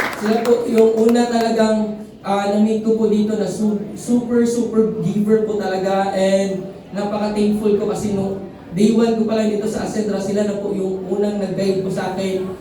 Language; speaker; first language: Filipino; non-native, local second language; Cebuano